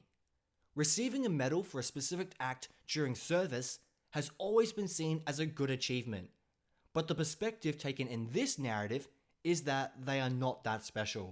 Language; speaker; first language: English; native; English